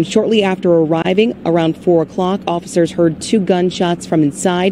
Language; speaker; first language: English; native; English